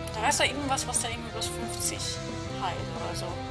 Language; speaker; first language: German; native; German